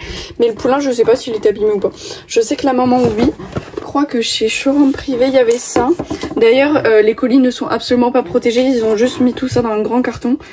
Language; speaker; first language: French; native; French